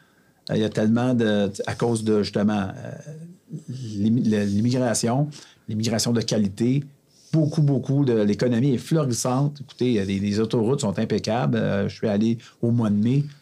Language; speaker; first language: French; native; French